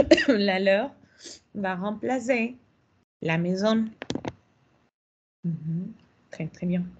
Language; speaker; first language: French; non-native, fluent; Spanish